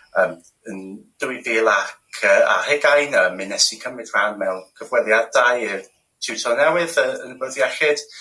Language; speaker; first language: Welsh; non-native, local second language; English